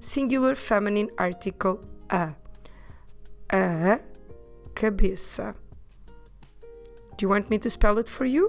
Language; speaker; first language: English; non-native, fluent; Portuguese